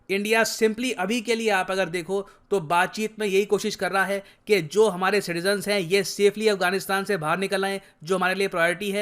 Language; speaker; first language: Hindi; native; Hindi